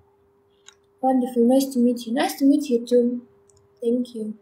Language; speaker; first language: English; non-native, learner; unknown